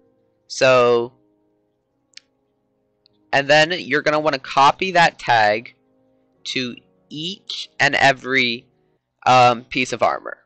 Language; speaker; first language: English; native; English